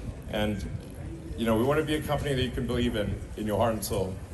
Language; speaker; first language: English; native; English